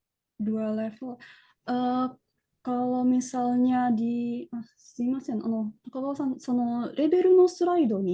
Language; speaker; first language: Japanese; non-native, fluent; Indonesian